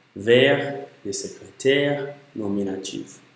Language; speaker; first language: German; non-native, learner; Portuguese